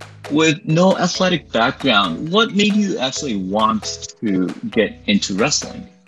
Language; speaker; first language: English; non-native, fluent; Japanese